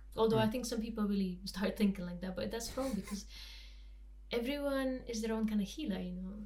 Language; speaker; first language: English; non-native, fluent; Romanian